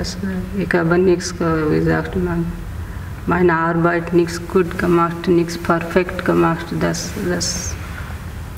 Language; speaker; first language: German; non-native, learner; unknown